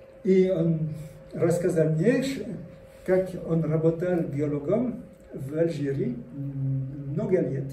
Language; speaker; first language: Russian; non-native, learner; French